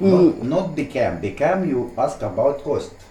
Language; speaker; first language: English; non-native, learner; Arabic